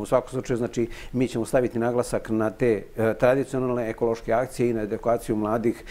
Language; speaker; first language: Serbian; native; Serbian